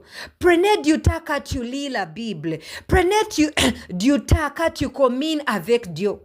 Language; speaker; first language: French; non-native, learner; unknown